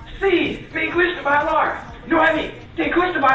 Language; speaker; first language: Spanish; non-native, learner; English